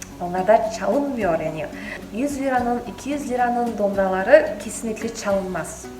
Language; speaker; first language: Turkish; non-native, fluent; Kazakh